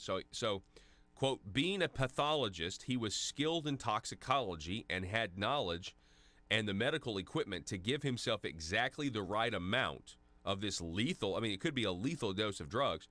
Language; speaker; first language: English; native; English